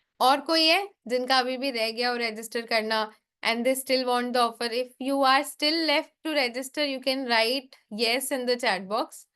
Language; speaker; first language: Hindi; native; Hindi